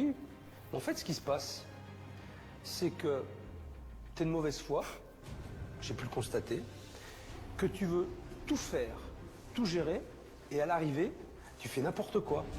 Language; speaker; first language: French; native; French